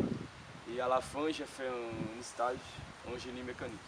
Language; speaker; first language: French; non-native, fluent; Portuguese